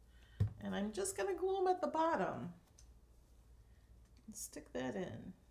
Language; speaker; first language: English; native; English